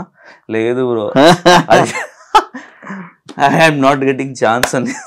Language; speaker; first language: Telugu; non-native, learner; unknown